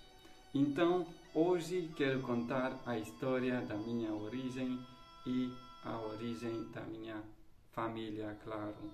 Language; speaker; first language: Portuguese; non-native, fluent; Romanian